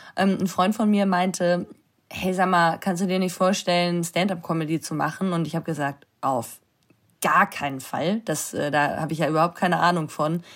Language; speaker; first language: German; native; German